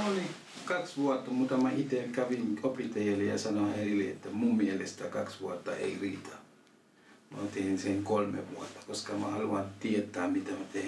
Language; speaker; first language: Finnish; non-native, local second language; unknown